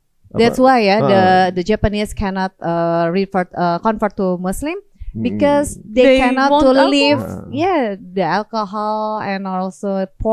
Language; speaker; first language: English; non-native, learner; Indonesian